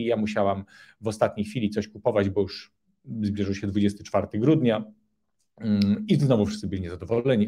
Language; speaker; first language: Polish; native; Polish